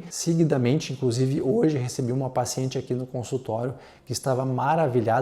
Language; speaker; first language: Portuguese; native; Portuguese